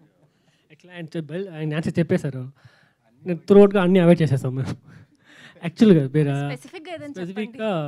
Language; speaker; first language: Telugu; non-native, learner; Tamil